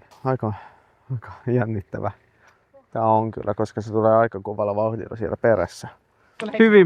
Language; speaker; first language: Finnish; non-native, fluent; Swedish